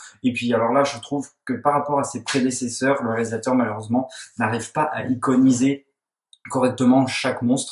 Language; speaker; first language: French; native; French